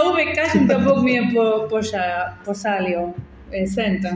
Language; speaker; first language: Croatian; non-native, learner; Spanish